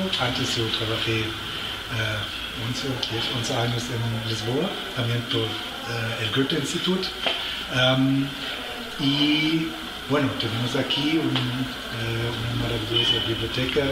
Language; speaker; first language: Spanish; non-native, fluent; German